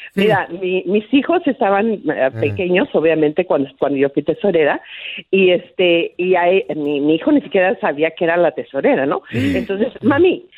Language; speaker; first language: Spanish; native; Spanish